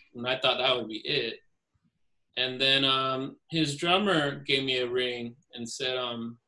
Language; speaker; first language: English; native; English